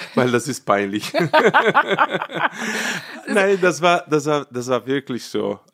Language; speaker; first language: German; non-native, fluent; Portuguese